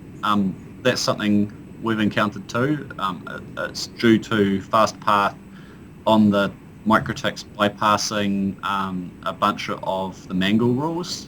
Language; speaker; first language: English; native; English